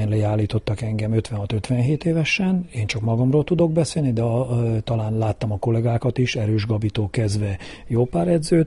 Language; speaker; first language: Hungarian; native; Hungarian